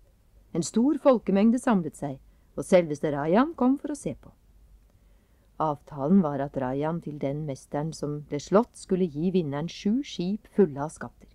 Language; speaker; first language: Norwegian; native; Norwegian